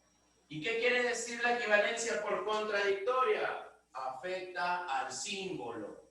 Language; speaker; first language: Spanish; native; Spanish